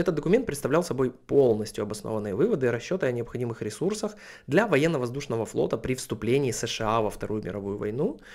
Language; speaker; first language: Russian; native; Russian